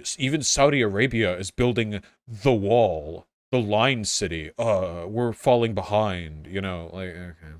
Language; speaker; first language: English; native; English